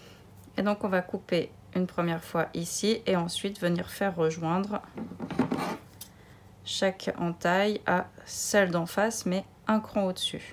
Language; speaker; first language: French; native; French